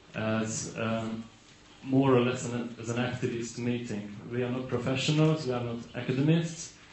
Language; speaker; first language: English; non-native, fluent; Hungarian